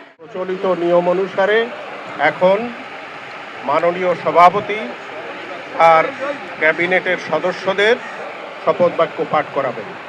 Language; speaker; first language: Bangla; native; Bangla